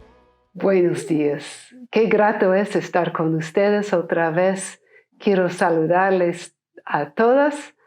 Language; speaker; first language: Spanish; non-native, fluent; English